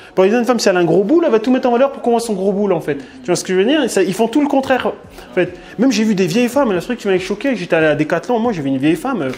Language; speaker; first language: French; native; French